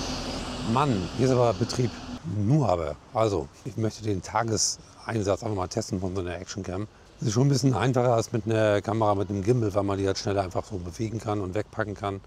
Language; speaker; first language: German; native; German